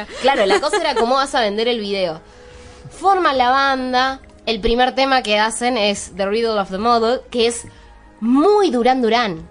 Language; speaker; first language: Spanish; native; Spanish